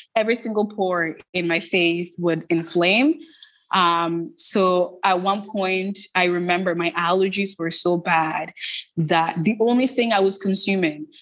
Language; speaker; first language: English; early bilingual, other home language; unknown